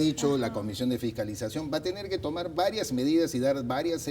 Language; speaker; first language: Spanish; native; Spanish